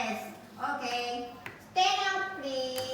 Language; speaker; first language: English; non-native, learner; Indonesian